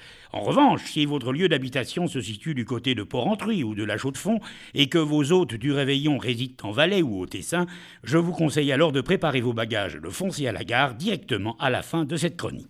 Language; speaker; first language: French; native; French